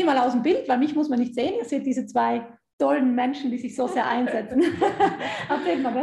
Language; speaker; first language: German; native; German